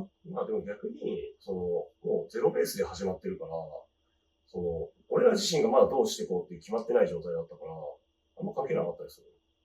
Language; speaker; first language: Japanese; native; Japanese